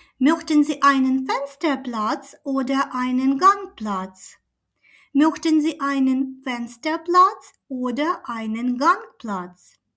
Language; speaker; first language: German; non-native, fluent; Ukrainian